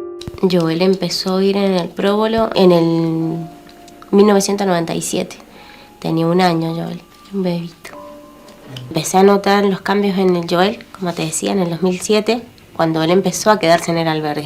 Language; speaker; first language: Spanish; native; Spanish